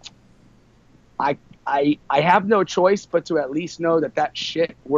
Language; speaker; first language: English; native; English